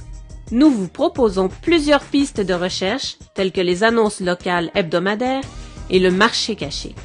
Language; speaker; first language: French; native; French